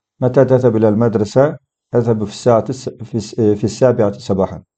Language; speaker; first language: Arabic; non-native, fluent; Turkish